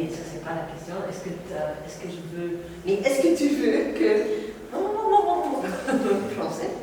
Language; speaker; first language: French; non-native, local second language; Dutch